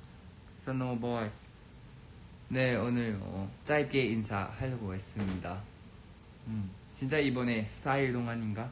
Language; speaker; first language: Korean; non-native, fluent; Thai